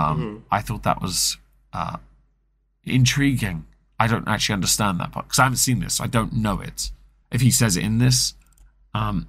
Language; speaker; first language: English; native; English